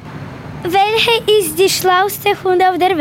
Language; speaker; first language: German; non-native, learner; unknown